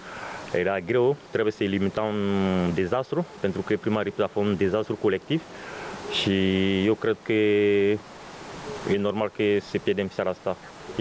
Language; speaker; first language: Romanian; non-native, learner; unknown